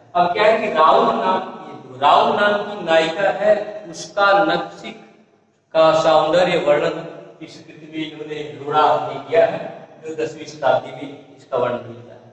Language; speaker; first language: Hindi; native; Hindi